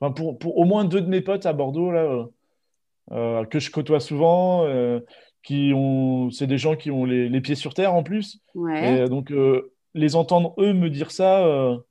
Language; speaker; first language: French; native; French